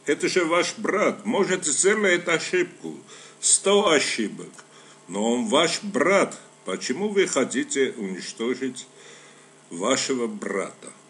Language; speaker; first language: Russian; non-native, local second language; Armenian